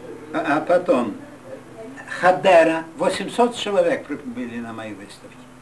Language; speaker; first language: Russian; non-native, fluent; Yiddish